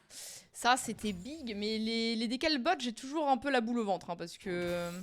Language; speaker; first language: French; native; French